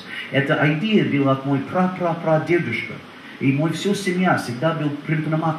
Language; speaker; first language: Russian; non-native, learner; English